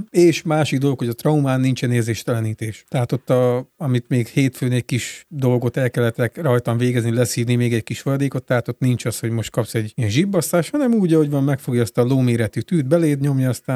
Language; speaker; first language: Hungarian; native; Hungarian